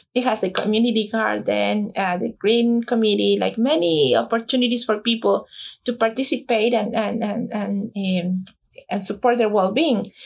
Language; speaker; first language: English; non-native, fluent; Spanish